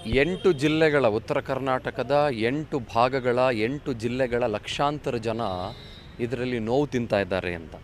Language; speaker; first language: Kannada; native; Kannada